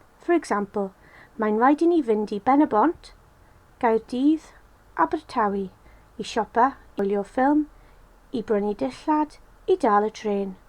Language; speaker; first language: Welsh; non-native, local second language; English